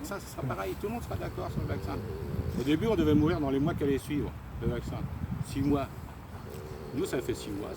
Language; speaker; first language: French; native; French